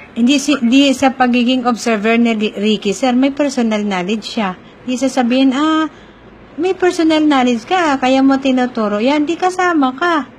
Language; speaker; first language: Filipino; non-native, local second language; Cebuano